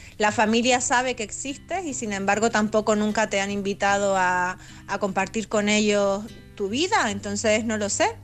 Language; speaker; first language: Spanish; native; Spanish